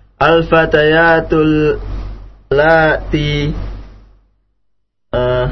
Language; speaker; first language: Arabic; non-native, learner; Indonesian